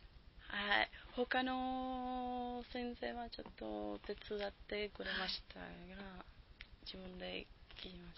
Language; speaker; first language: Japanese; non-native, learner; Spanish